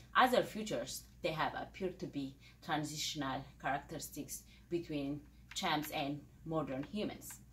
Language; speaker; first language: English; non-native, fluent; Amharic